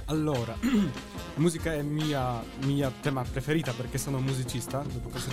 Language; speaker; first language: Italian; non-native, learner; Polish